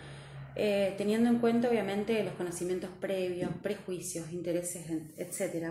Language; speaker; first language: Spanish; native; Spanish